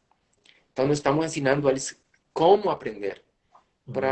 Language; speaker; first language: Portuguese; non-native, fluent; Spanish